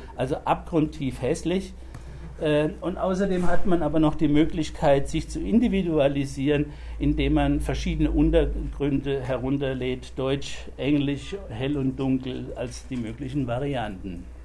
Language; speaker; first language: German; native; German